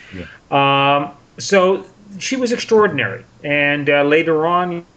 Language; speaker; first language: English; native; English